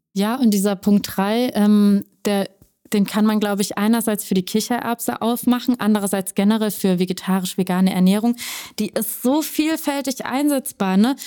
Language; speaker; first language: German; native; German